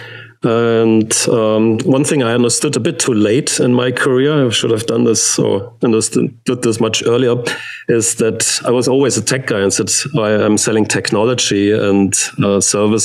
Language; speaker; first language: English; non-native, fluent; German